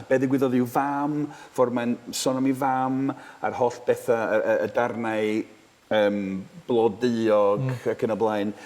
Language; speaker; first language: Welsh; non-native, fluent; English